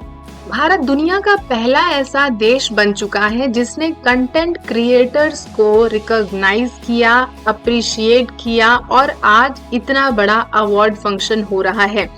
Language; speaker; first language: Hindi; native; Hindi